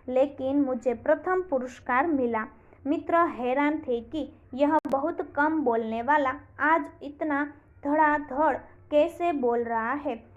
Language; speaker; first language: Hindi; non-native, local second language; Gujarati